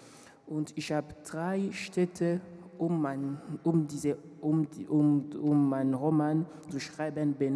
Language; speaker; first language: German; non-native, learner; French